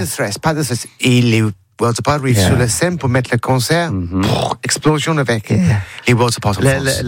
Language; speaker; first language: French; non-native, learner; English